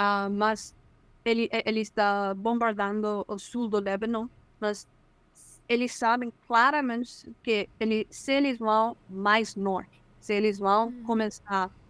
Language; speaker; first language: Portuguese; non-native, fluent; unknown